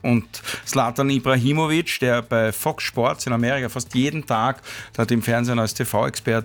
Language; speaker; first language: German; native; German